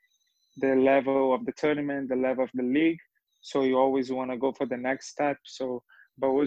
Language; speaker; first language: English; non-native, fluent; Portuguese